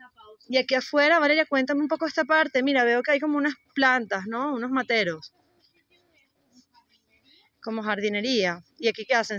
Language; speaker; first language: Spanish; native; Spanish